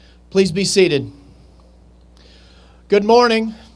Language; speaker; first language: English; native; English